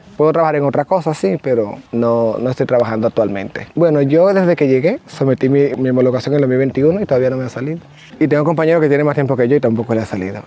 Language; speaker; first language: Spanish; native; Spanish